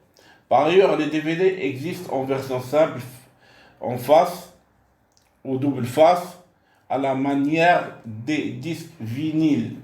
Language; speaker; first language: French; non-native, local second language; Arabic